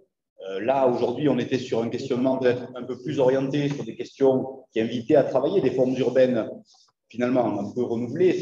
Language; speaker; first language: French; native; French